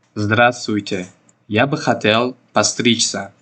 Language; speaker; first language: Russian; non-native, local second language; Tajik